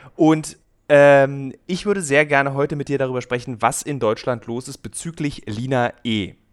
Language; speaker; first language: German; native; German